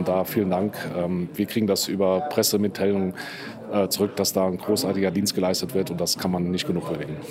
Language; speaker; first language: German; native; German